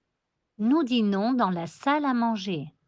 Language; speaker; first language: French; non-native, fluent; Spanish